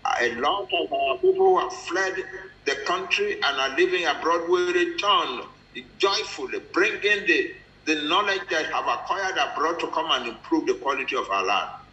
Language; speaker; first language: English; non-native, local second language; Yoruba